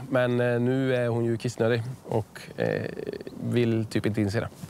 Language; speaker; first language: Swedish; native; Swedish